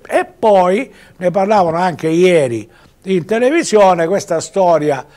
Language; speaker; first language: Italian; native; Italian